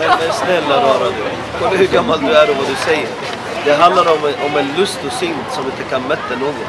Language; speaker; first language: Swedish; non-native, fluent; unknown